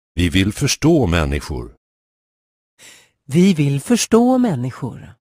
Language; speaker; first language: Swedish; non-native, fluent; Persian